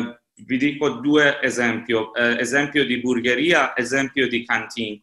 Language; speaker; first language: Italian; non-native, fluent; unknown